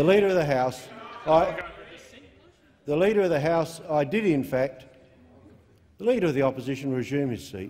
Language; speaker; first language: English; native; English